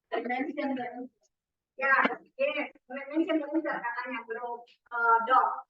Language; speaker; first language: English; non-native, fluent; Indonesian